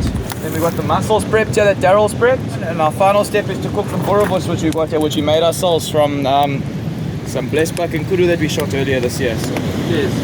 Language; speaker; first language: English; native; English